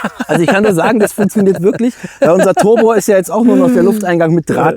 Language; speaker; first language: German; native; German